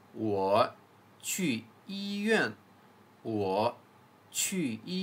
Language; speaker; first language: Chinese; non-native, fluent; Bulgarian